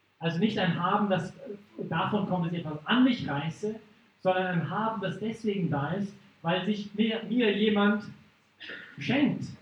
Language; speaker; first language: German; non-native, fluent; English